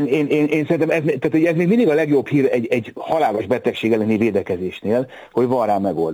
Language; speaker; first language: Hungarian; native; Hungarian